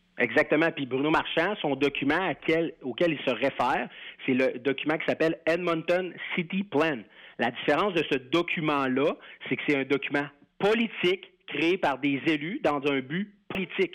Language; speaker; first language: French; native; French